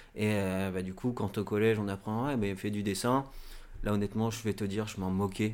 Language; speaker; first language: French; native; French